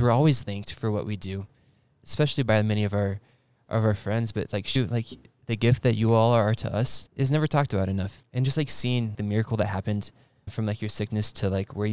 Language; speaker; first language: English; native; English